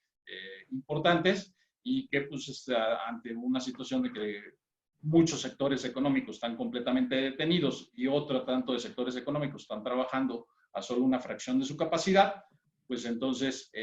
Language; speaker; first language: Spanish; native; Spanish